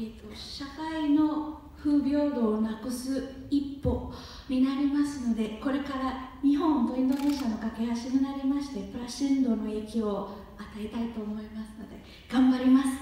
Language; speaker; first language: Japanese; non-native, fluent; Indonesian